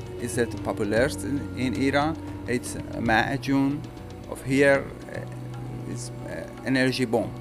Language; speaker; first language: Dutch; non-native, learner; Persian